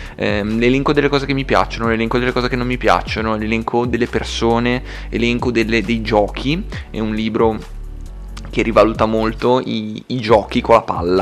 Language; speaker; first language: Italian; native; Italian